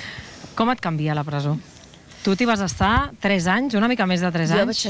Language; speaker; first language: Catalan; native; Catalan